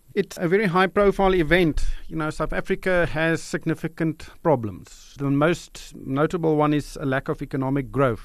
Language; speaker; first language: English; non-native, local second language; Afrikaans